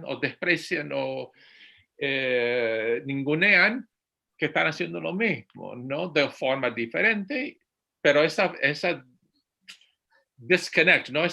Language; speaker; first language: Spanish; non-native, fluent; English